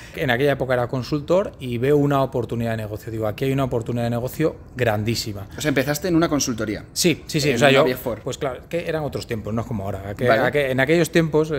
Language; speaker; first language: Spanish; native; Spanish